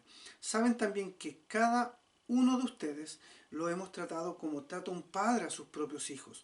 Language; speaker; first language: Spanish; native; Spanish